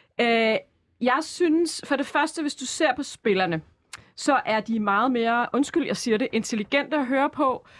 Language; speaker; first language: Danish; native; Danish